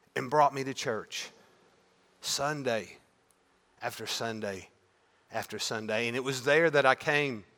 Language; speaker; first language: English; native; English